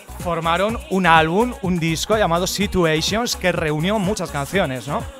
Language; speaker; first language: Spanish; native; Spanish